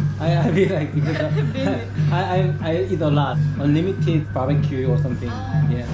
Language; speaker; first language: English; non-native, learner; Korean